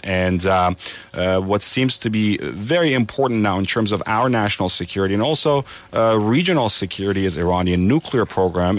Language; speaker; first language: English; non-native, fluent; Persian